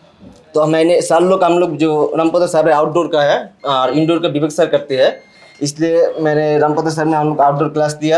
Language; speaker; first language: Hindi; non-native, learner; Bangla